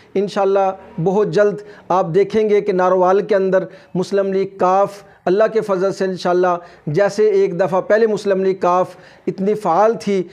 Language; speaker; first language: Urdu; non-native, local second language; Punjabi